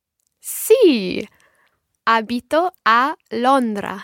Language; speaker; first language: Italian; non-native, learner; English